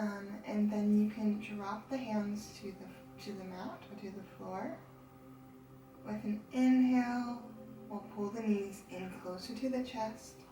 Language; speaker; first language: English; native; English